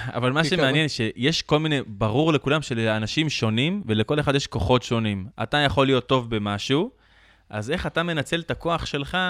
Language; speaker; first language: Hebrew; native; Hebrew